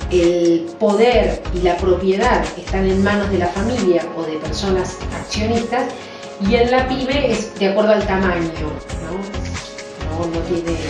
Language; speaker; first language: Spanish; native; Spanish